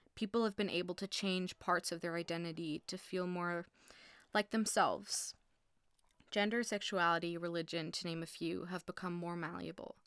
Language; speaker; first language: English; early bilingual, heritage; English